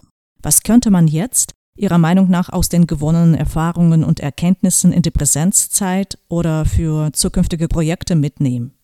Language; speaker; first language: German; native; German